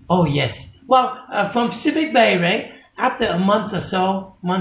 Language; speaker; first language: English; non-native, fluent; Vietnamese